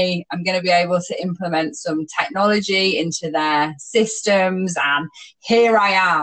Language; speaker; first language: English; native; English